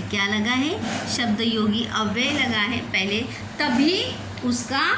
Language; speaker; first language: Hindi; non-native, local second language; Marathi